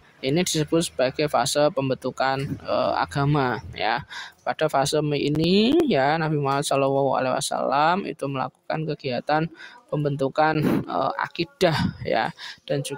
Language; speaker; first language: Indonesian; native; Indonesian